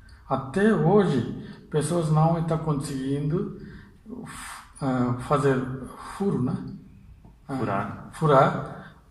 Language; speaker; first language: Portuguese; non-native, fluent; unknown